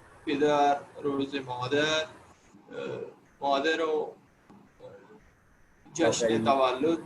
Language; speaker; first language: Persian; non-native, learner; Urdu